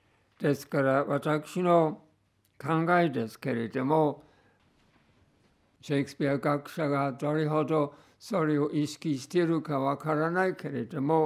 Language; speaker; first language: Japanese; non-native, fluent; English